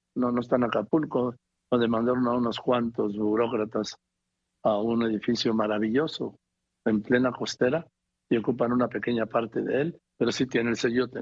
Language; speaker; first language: Spanish; native; Spanish